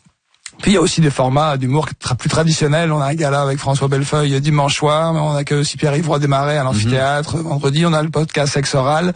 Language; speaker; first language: French; native; French